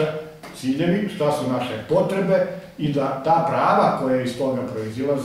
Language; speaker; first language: Serbian; native; Serbian